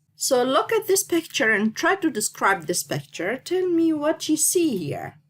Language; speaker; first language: English; non-native, learner; Arabic